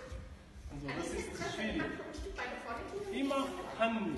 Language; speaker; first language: German; non-native, learner; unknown